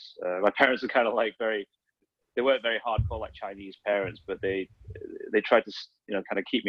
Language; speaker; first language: English; native; English